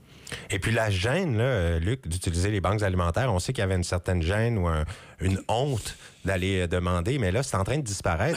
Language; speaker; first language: French; native; French